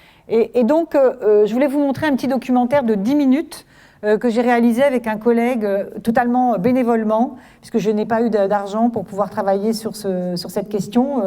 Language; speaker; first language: French; native; French